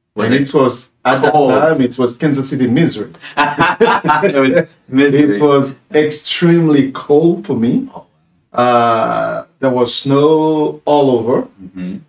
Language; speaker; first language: English; non-native, fluent; Haitian Creole